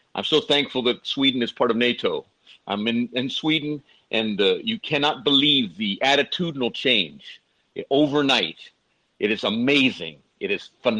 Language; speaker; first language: English; native; English